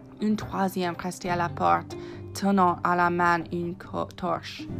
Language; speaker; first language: French; non-native, fluent; English